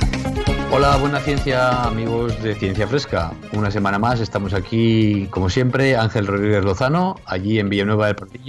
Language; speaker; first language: Spanish; native; Spanish